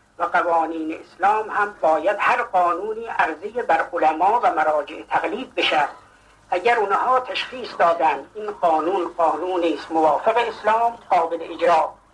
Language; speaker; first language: Persian; non-native, local second language; Azerbaijani